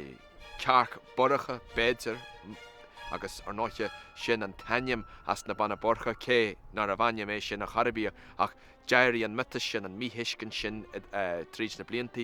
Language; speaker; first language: Irish; non-native, local second language; English